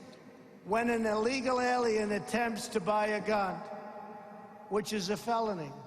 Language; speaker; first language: English; native; English